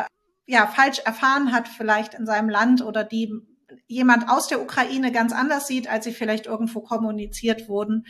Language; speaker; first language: German; native; German